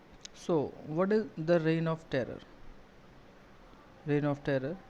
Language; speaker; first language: English; non-native, local second language; Hindi